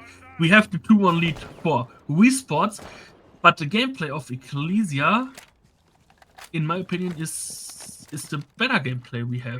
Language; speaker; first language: English; non-native, fluent; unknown